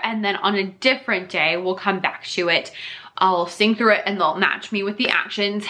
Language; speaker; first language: English; native; English